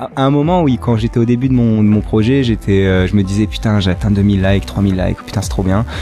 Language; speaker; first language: French; native; French